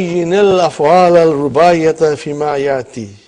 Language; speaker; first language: Arabic; non-native, fluent; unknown